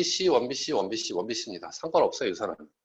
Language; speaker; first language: Korean; native; Korean